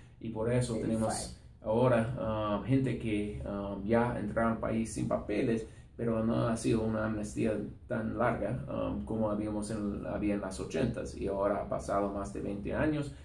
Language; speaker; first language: Spanish; non-native, fluent; English